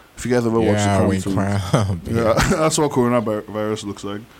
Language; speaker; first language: English; non-native, fluent; Yoruba